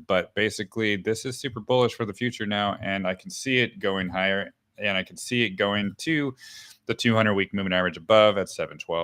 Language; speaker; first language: English; native; English